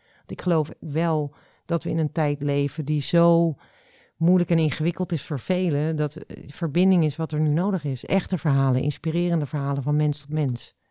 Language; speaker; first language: Dutch; native; Dutch